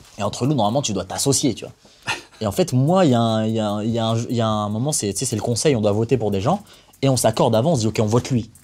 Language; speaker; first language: French; native; French